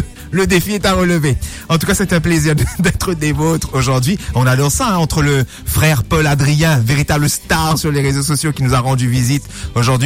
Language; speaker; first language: French; non-native, local second language; Morisyen